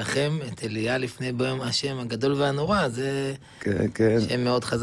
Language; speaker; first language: Hebrew; native; Hebrew